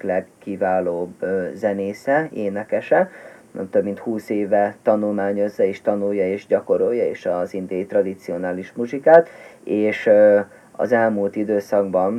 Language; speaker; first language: Hungarian; native; Hungarian